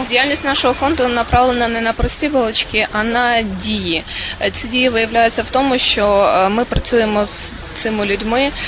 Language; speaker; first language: Ukrainian; native; Ukrainian